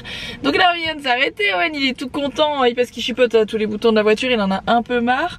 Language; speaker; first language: French; native; French